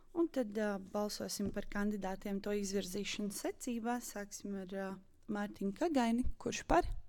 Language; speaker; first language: Latvian; native; Latvian